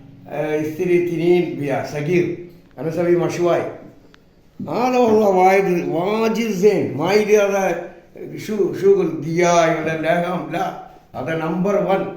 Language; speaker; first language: Arabic; non-native, learner; Malayalam